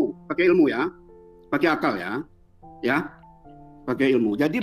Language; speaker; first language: Indonesian; native; Indonesian